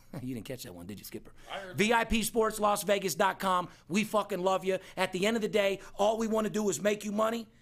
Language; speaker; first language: English; native; English